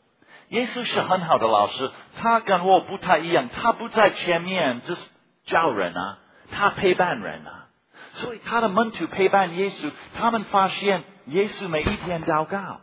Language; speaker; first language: Chinese; non-native, fluent; English